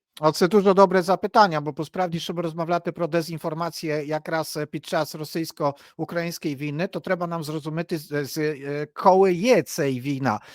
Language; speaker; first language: Polish; non-native, learner; Ukrainian